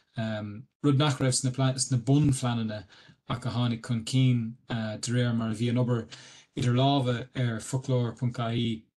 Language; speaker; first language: Irish; native; Irish